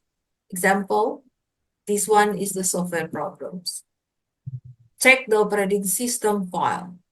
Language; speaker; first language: English; non-native, fluent; Indonesian